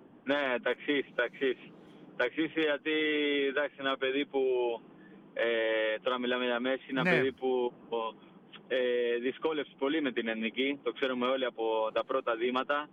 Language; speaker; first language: Greek; non-native, fluent; Spanish